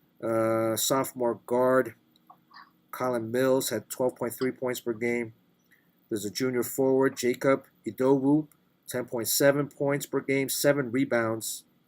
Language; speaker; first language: English; native; English